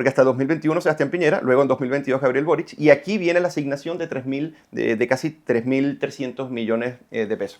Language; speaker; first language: Spanish; native; Spanish